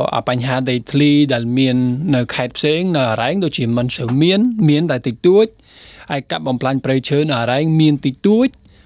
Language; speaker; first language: Khmer; non-native, fluent; Spanish